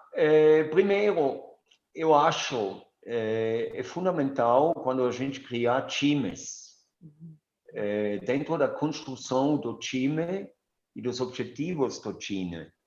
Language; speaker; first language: Portuguese; non-native, fluent; German